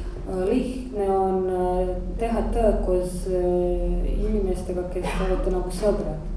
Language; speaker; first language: Estonian; non-native, learner; Croatian